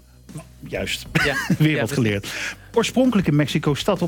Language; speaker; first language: Dutch; native; Dutch